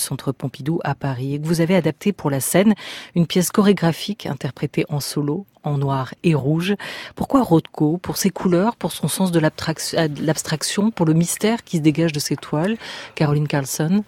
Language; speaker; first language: French; native; French